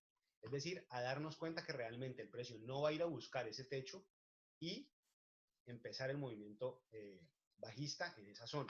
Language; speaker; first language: Spanish; native; Spanish